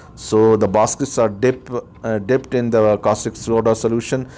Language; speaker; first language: English; non-native, local second language; Urdu